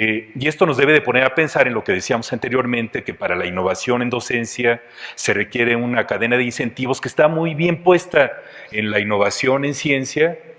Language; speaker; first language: Spanish; native; Spanish